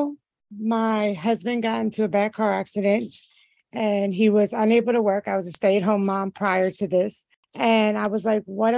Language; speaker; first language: English; native; English